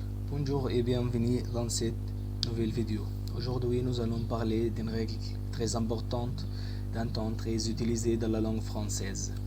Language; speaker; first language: French; non-native, fluent; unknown